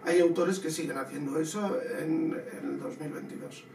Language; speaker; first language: Spanish; non-native, local second language; Basque